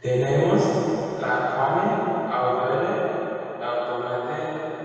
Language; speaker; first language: Spanish; non-native, learner; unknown